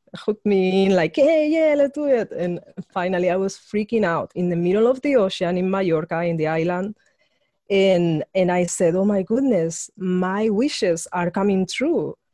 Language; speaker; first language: English; non-native, fluent; Spanish